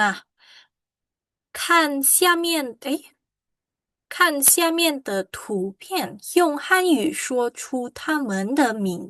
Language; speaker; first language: Chinese; non-native, fluent; Indonesian